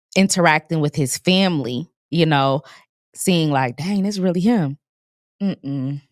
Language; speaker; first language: English; native; English